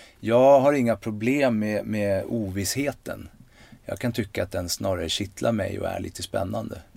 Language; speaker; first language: Swedish; native; Swedish